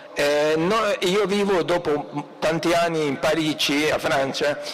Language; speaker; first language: Italian; non-native, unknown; Spanish